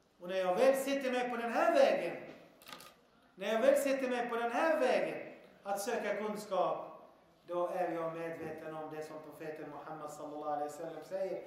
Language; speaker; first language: Swedish; early bilingual, other home language; Arabic